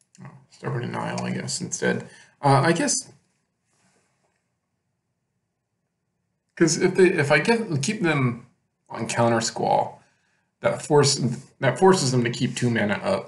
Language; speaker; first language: English; native; English